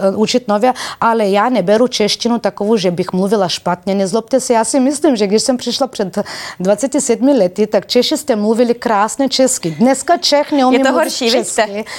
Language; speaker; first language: Czech; non-native, fluent; Bulgarian